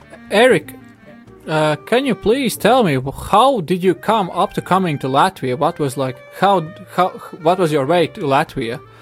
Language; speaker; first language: English; non-native, fluent; Latvian